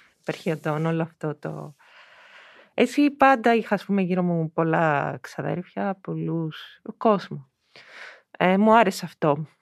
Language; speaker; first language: Greek; early bilingual, heritage; Greek